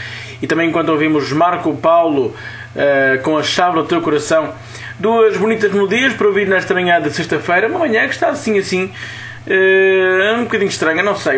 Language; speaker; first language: Portuguese; native; Portuguese